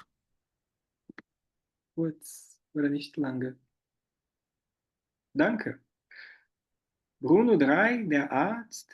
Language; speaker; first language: German; non-native, fluent; Portuguese